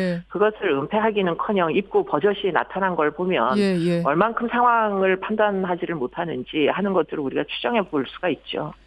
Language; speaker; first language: Korean; native; Korean